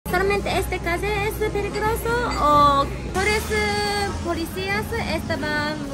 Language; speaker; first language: Spanish; non-native, learner; Japanese